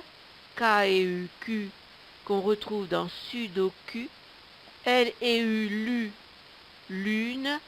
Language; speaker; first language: French; native; French